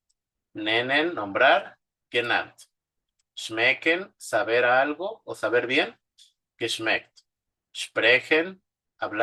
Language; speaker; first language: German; non-native, fluent; Spanish